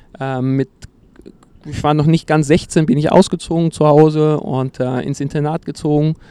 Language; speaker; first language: German; non-native, fluent; Portuguese